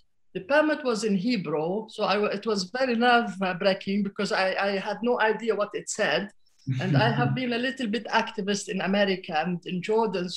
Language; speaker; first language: English; non-native, fluent; Arabic